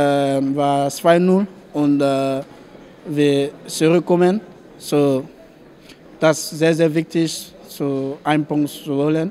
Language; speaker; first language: German; non-native, learner; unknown